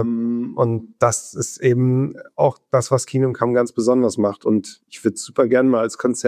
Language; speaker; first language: German; native; German